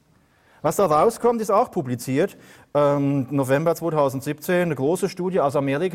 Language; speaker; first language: German; native; German